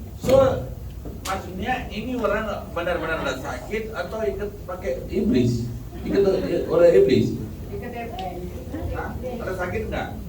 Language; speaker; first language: Indonesian; non-native, learner; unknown